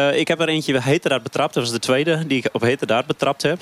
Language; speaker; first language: Dutch; native; Dutch